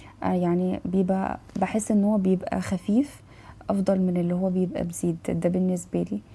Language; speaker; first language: Arabic; native; Arabic